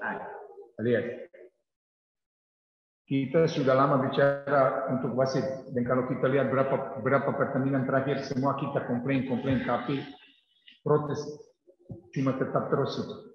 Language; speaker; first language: Indonesian; non-native, learner; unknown